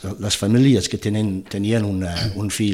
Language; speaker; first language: Catalan; non-native, fluent; English